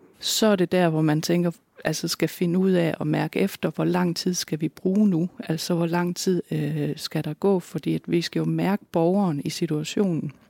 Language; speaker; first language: Danish; native; Danish